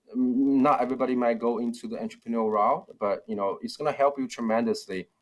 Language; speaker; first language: English; non-native, fluent; Chinese